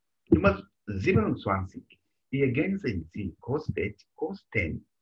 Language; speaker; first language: English; non-native, local second language; Bemba